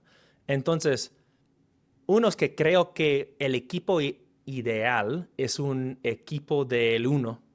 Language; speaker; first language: Spanish; non-native, fluent; English